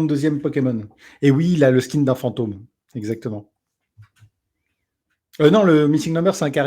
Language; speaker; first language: French; native; French